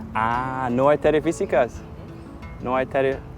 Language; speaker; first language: Spanish; non-native, learner; English